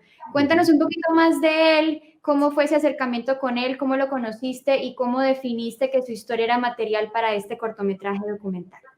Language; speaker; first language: Spanish; native; Spanish